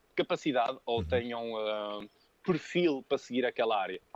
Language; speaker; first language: Portuguese; early bilingual, other home language; French